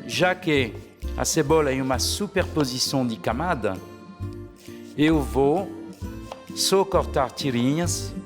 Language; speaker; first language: Portuguese; non-native, fluent; French